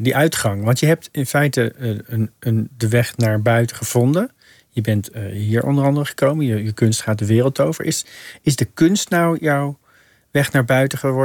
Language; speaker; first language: Dutch; native; Dutch